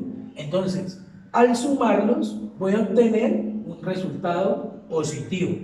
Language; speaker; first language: Spanish; native; Spanish